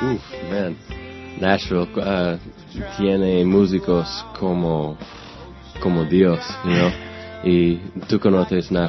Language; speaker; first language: Spanish; non-native, learner; English